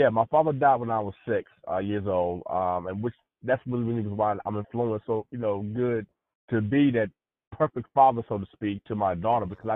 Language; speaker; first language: English; native; English